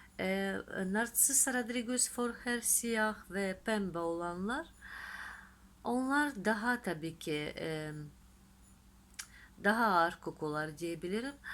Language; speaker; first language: Turkish; non-native, fluent; Russian